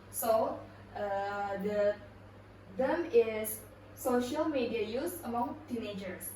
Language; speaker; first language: English; non-native, learner; Indonesian